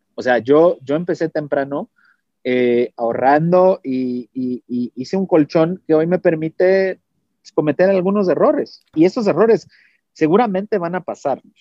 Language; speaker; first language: Spanish; non-native, fluent; Portuguese